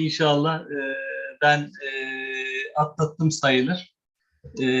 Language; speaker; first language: Turkish; native; Turkish